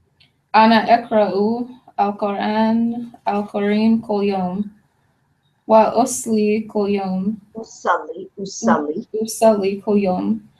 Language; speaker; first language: Arabic; non-native, learner; English